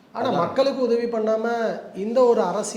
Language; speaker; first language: Tamil; native; Tamil